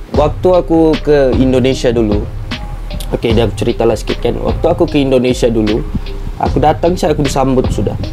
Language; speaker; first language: Malay; native; Malay